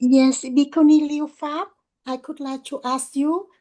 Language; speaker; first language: English; non-native, learner; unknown